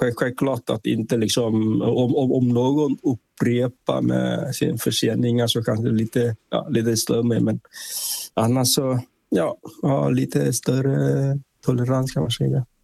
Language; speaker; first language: Swedish; non-native, fluent; Vietnamese